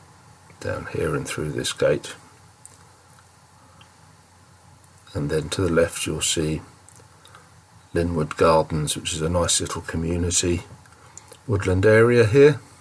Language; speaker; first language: English; native; English